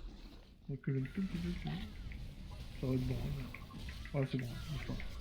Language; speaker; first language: French; native; French